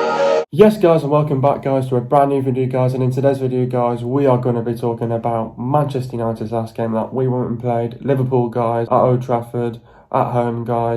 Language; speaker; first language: English; native; English